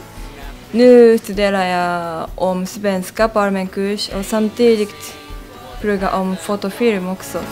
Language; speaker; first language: Swedish; non-native, learner; Japanese